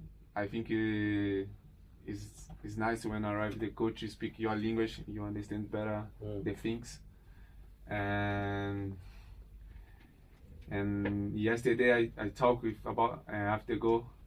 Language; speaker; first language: English; non-native, learner; Portuguese